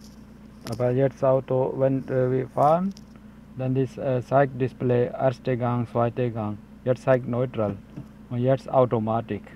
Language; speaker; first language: German; non-native, learner; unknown